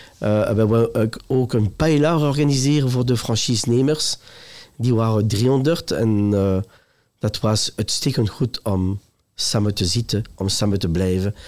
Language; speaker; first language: Dutch; non-native, local second language; French